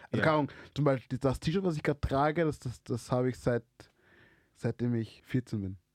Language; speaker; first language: German; early bilingual, other home language; Swahili